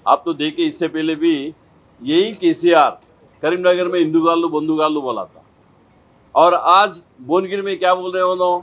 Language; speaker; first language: Hindi; non-native, local second language; Telugu